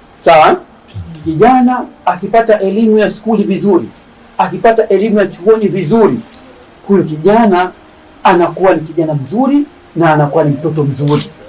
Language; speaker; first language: Swahili; native; Swahili